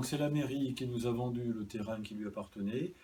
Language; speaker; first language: French; native; French